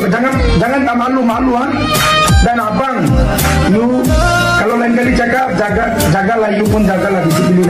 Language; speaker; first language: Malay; non-native, learner; Bangla